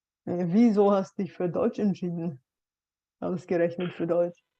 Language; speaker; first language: German; non-native, fluent; Bulgarian